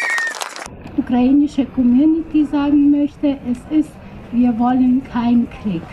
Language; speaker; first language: German; non-native, learner; Ukrainian